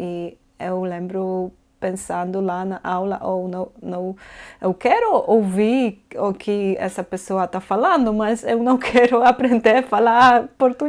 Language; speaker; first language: Portuguese; non-native, fluent; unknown